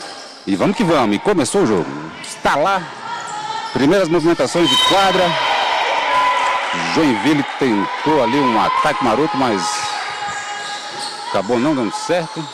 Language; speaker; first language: Portuguese; native; Portuguese